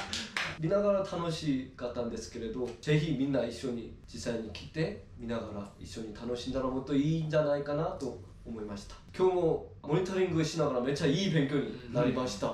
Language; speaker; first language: Japanese; non-native, fluent; Korean